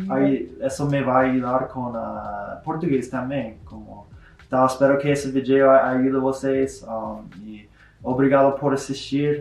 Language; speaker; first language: Portuguese; non-native, learner; English